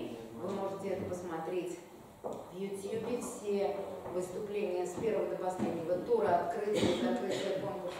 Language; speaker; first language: Russian; native; Russian